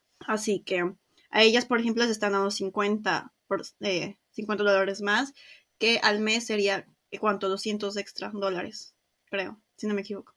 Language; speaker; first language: Spanish; native; Spanish